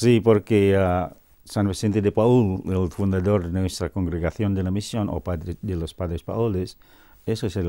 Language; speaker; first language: Spanish; non-native, fluent; Cebuano